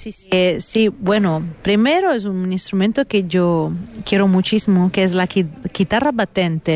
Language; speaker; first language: Spanish; non-native, fluent; Italian